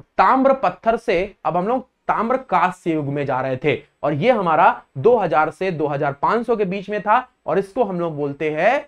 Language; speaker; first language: Hindi; native; Hindi